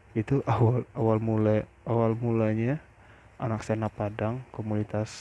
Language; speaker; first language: Indonesian; non-native, local second language; Minangkabau